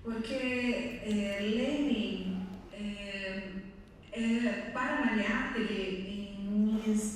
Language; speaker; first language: Spanish; non-native, learner; Portuguese